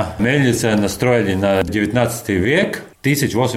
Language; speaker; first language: Russian; non-native, learner; Latvian